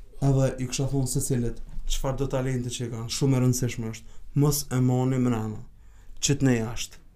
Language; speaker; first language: Albanian; native; Albanian